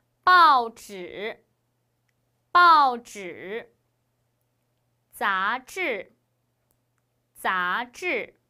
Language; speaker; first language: Chinese; non-native, fluent; Korean